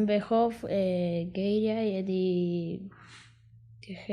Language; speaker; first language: Welsh; non-native, learner; Spanish